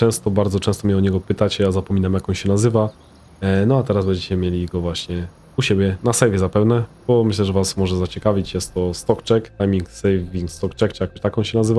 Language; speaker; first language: Polish; native; Polish